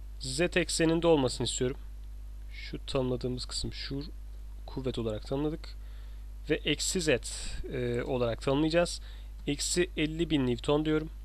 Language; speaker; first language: Turkish; native; Turkish